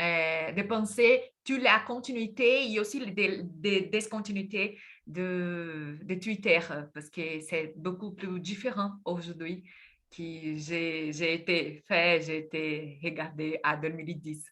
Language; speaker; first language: French; non-native, learner; Portuguese